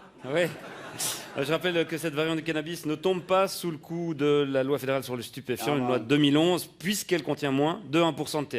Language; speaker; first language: French; native; French